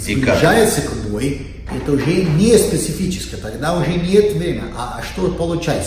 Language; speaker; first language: Russian; non-native, learner; Portuguese